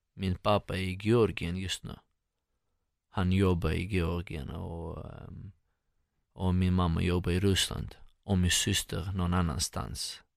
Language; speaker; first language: Swedish; non-native, fluent; Russian